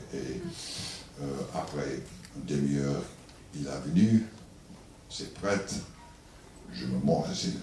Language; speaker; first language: French; non-native, learner; English